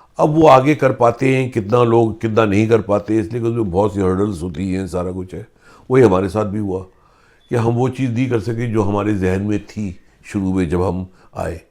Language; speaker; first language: Urdu; native; Urdu